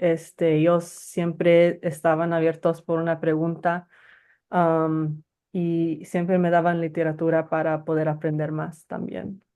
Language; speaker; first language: Spanish; early bilingual, heritage; Spanish